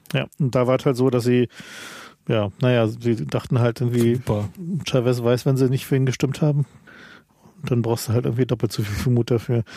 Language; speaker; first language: German; native; German